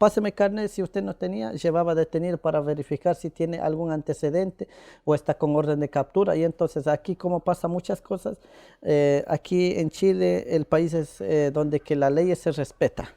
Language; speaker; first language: Spanish; non-native, local second language; Quechua